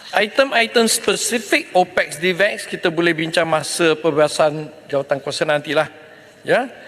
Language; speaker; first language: Malay; non-native, local second language; Chinese